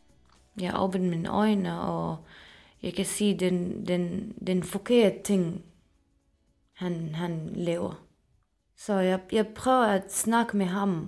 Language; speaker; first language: Danish; non-native, fluent; Arabic